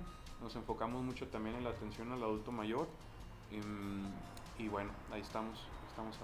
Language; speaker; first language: Spanish; native; Spanish